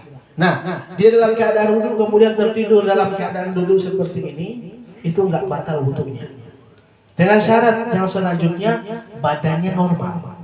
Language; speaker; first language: Indonesian; native; Indonesian